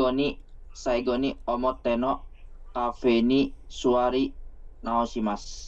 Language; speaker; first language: Japanese; non-native, learner; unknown